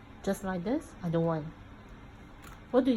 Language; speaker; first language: English; non-native, local second language; Cantonese